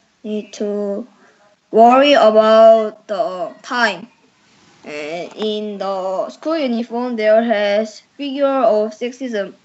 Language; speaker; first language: English; non-native, learner; Korean